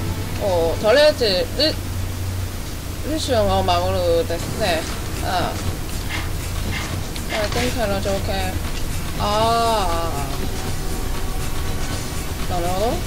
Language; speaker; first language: Japanese; non-native, fluent; Chinese